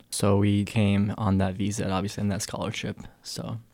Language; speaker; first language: English; early bilingual, other home language; Arabic